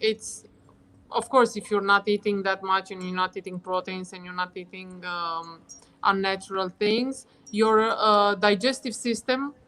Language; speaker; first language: English; non-native, fluent; Romanian